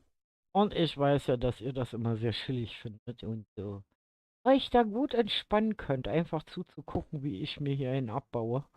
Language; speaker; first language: German; native; German